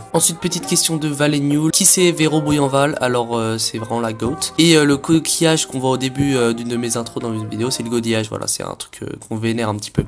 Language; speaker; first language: French; native; French